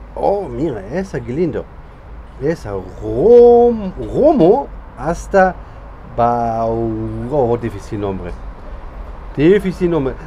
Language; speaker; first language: Spanish; non-native, learner; German